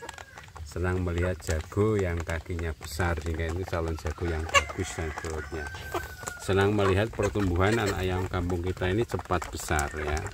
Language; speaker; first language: Indonesian; native; Indonesian